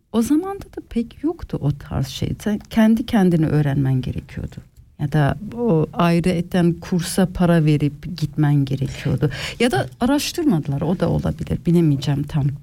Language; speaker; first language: Turkish; early bilingual, heritage; Turkish